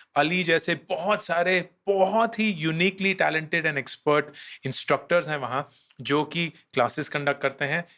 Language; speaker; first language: Hindi; native; Hindi